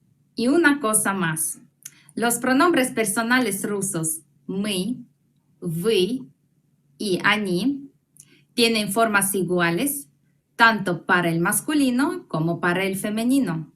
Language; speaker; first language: Spanish; non-native, fluent; Russian